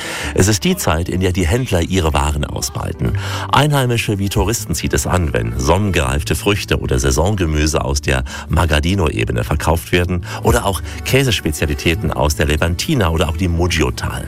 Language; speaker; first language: German; native; German